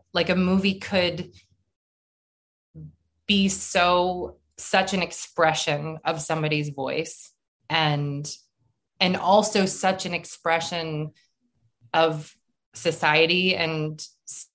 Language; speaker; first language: English; native; English